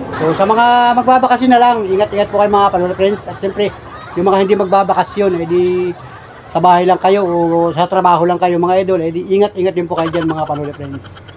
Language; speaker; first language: Filipino; native; Filipino